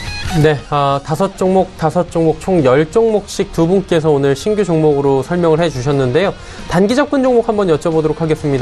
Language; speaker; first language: Korean; native; Korean